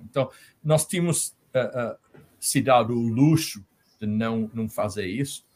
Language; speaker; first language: Portuguese; non-native, fluent; English